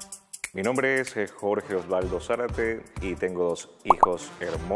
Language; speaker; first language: Spanish; native; Spanish